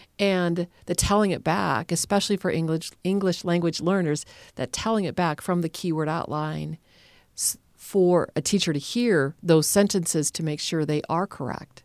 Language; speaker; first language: English; native; English